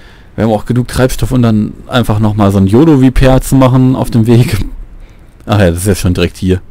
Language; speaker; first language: German; native; German